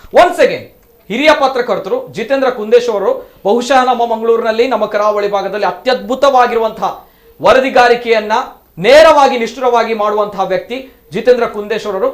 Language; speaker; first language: Kannada; non-native, local second language; Tulu